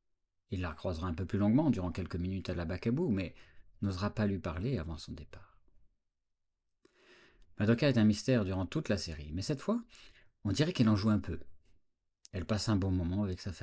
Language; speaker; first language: French; native; French